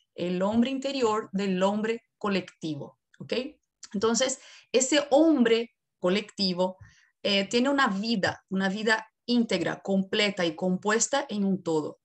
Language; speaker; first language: Spanish; non-native, fluent; Portuguese